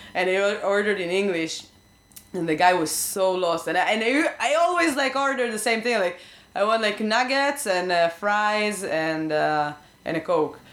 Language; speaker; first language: English; non-native, fluent; Hebrew